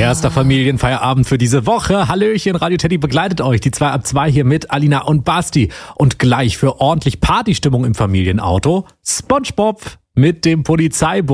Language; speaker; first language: German; native; German